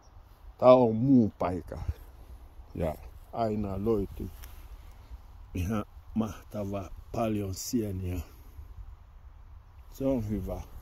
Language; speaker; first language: Finnish; non-native, learner; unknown